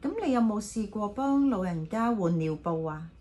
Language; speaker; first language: Cantonese; native; Cantonese